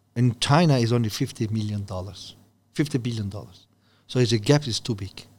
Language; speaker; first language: English; non-native, learner; Turkish